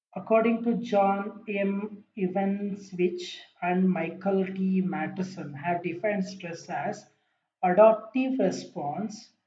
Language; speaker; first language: English; non-native, local second language; Kannada